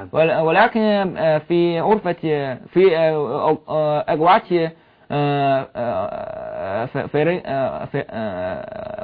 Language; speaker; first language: Arabic; non-native, learner; Chinese